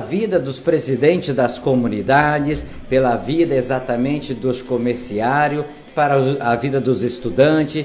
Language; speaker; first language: Portuguese; native; Portuguese